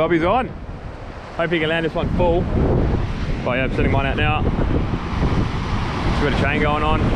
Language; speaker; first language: English; native; English